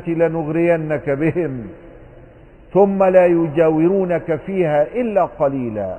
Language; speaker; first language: Arabic; native; Arabic